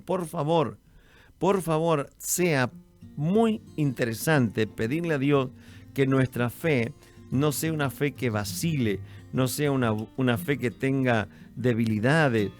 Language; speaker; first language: Spanish; native; Spanish